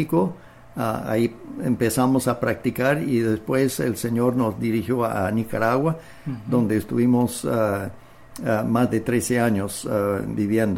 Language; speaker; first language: Spanish; non-native, fluent; English